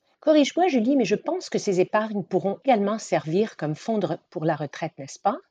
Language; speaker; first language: French; native; French